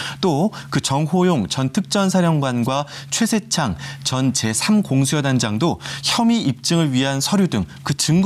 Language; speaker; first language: Korean; native; Korean